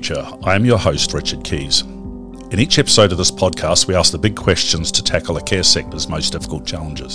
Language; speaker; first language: English; native; English